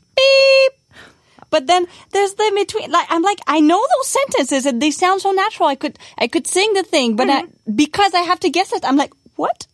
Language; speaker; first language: English; native; English